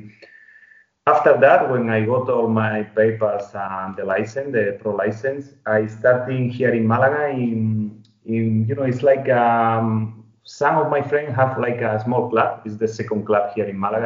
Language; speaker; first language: English; non-native, fluent; Spanish